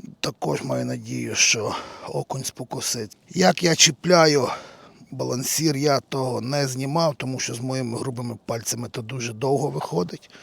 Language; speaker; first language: Ukrainian; native; Ukrainian